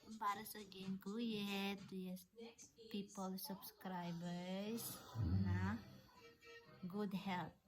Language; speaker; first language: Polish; non-native, learner; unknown